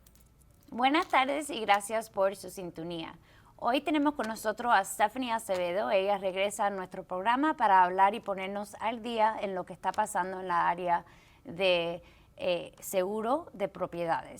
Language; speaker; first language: Spanish; early bilingual, heritage; Spanish